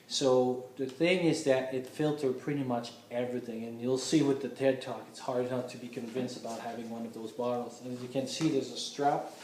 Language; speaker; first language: English; non-native, fluent; French